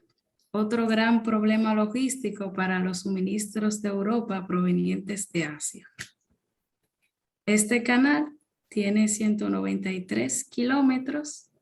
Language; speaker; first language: Spanish; native; Spanish